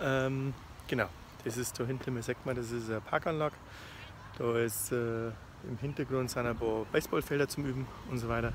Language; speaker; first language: German; native; German